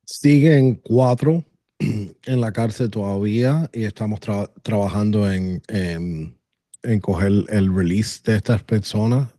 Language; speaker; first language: Spanish; early bilingual, other home language; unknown